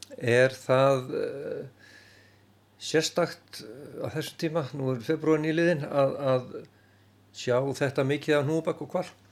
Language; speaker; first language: Icelandic; native; Icelandic